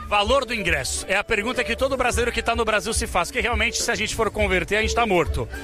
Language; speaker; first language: Portuguese; native; Portuguese